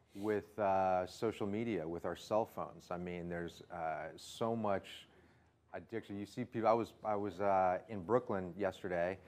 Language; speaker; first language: English; native; English